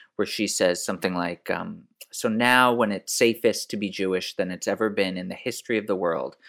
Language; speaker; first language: English; early bilingual, other home language; French